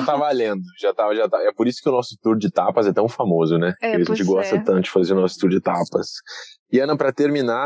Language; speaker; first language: Portuguese; native; Portuguese